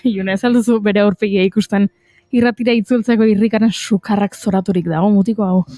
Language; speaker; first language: Basque; native; Basque